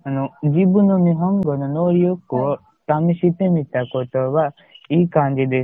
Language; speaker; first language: Japanese; non-native, learner; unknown